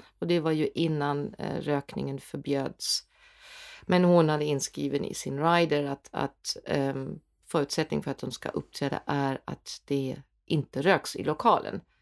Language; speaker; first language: Swedish; non-native, fluent; German